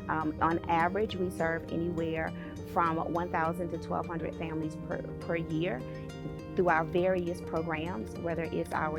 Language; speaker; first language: English; native; English